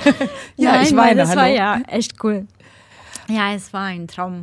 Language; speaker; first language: German; non-native, fluent; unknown